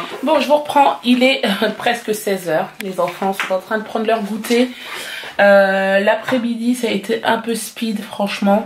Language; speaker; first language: French; native; French